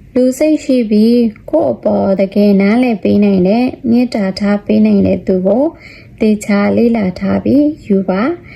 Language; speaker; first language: Burmese; non-native, local second language; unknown